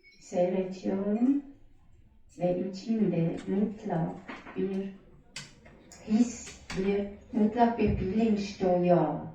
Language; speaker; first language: Turkish; non-native, learner; German